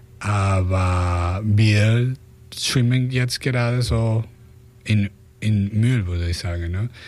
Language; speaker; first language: German; non-native, fluent; Spanish